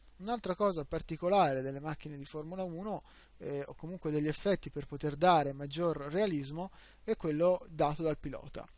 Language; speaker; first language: Italian; native; Italian